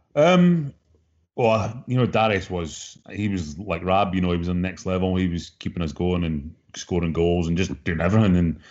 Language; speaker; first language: English; native; English